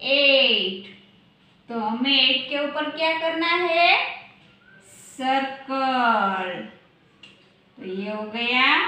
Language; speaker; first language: Hindi; non-native, local second language; Gujarati